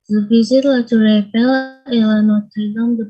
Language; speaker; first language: French; non-native, learner; Indonesian